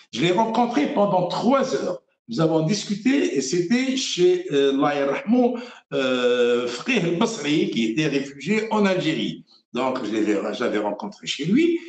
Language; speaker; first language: French; non-native, local second language; Arabic